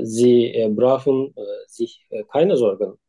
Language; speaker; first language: German; non-native, learner; Turkish